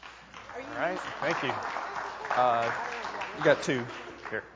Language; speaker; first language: English; native; English